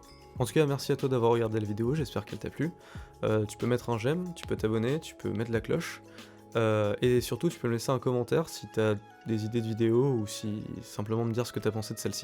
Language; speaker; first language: French; native; French